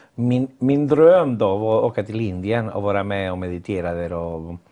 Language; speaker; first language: Swedish; non-native, fluent; Spanish